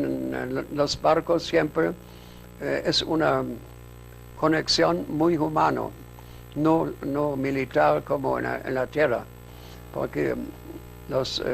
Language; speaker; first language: Spanish; non-native, fluent; German